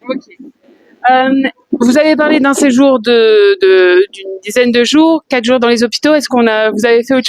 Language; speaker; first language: French; native; French